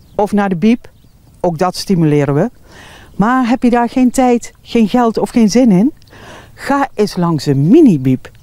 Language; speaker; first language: Dutch; native; Dutch